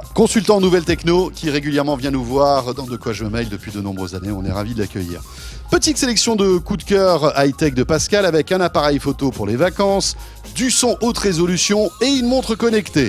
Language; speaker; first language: French; native; French